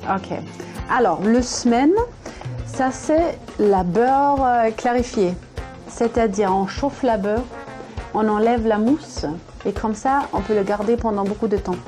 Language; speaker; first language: French; non-native, fluent; German